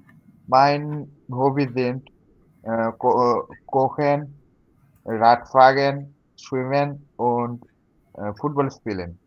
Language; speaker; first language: German; non-native, learner; Bangla